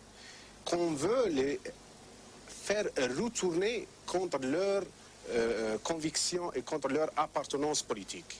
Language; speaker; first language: French; non-native, local second language; Arabic